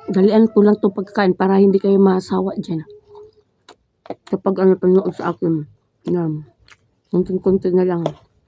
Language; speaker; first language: Filipino; non-native, local second language; Cebuano